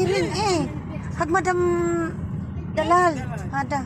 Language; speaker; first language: Arabic; non-native, learner; Filipino